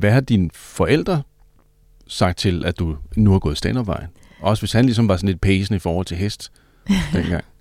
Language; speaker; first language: Danish; native; Danish